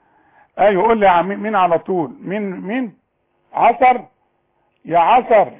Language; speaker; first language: Arabic; native; Arabic